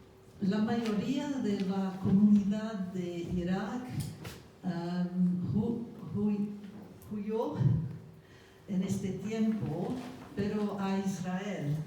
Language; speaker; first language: Spanish; non-native, fluent; English